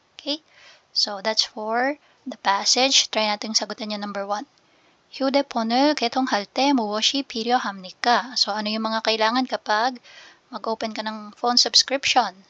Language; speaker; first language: Filipino; native; Filipino